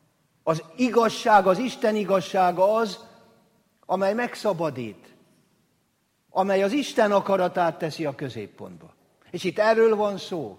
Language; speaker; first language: Hungarian; native; Hungarian